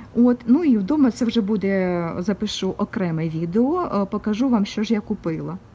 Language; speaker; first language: Ukrainian; non-native, local second language; Russian